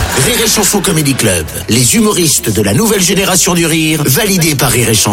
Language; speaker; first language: French; native; French